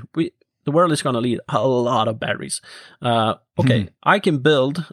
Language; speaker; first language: English; non-native, fluent; Swedish